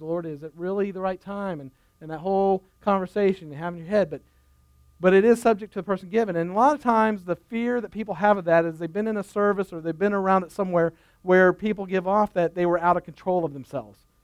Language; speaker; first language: English; native; English